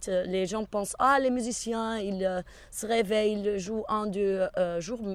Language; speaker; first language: French; non-native, fluent; Portuguese